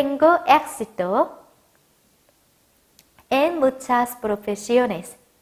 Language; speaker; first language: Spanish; non-native, fluent; Korean